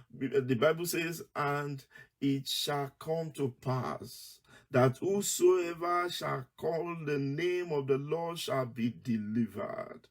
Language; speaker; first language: English; non-native, local second language; Yoruba